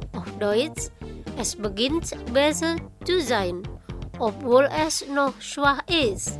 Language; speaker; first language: German; non-native, learner; Indonesian